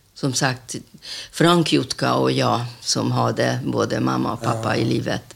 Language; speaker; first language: Swedish; non-native, fluent; Hungarian